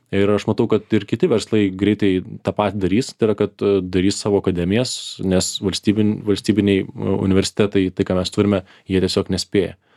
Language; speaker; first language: Lithuanian; native; Lithuanian